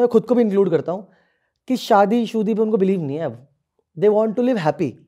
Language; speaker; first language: Hindi; native; Hindi